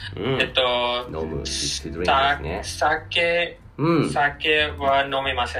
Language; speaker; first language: Japanese; non-native, learner; English